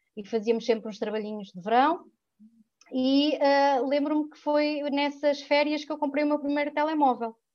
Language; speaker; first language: Portuguese; early bilingual, other home language; French